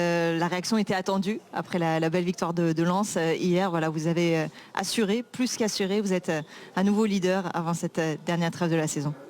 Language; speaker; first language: French; native; French